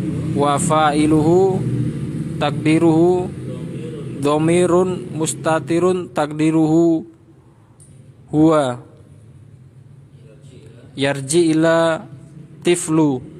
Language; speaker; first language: Arabic; non-native, learner; Indonesian